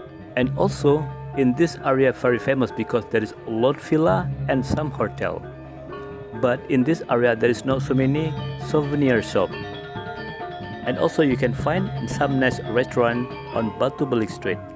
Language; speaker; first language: English; non-native, local second language; Indonesian